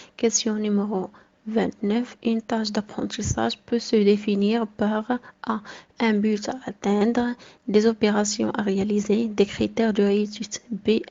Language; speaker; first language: French; non-native, local second language; Arabic